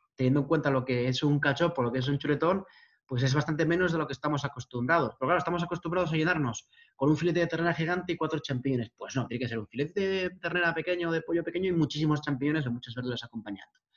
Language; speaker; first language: Spanish; native; Spanish